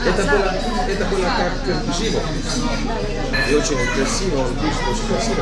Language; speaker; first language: Russian; non-native, fluent; Estonian